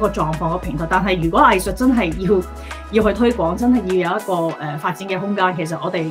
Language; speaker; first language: Cantonese; native; Cantonese